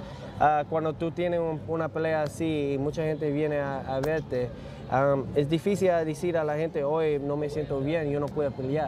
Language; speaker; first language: Spanish; early bilingual, heritage; English